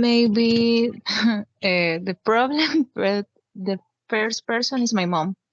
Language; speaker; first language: English; non-native, learner; Spanish